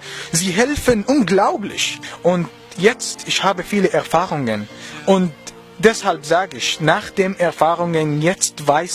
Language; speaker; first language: German; non-native, learner; Arabic